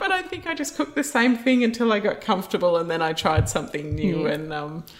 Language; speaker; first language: English; native; English